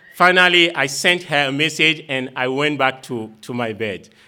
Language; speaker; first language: English; non-native, fluent; Ewe